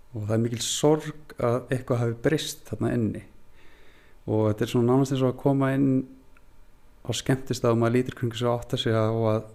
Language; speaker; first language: Icelandic; native; Icelandic